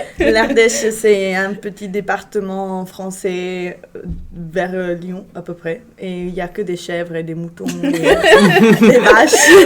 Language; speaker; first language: French; non-native, fluent; Italian